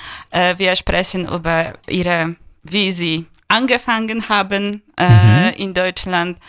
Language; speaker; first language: German; non-native, fluent; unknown